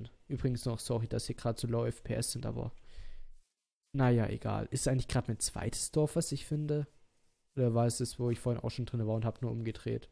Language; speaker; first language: German; native; German